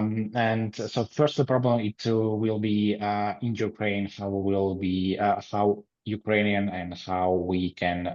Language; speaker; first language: English; non-native, learner; Ukrainian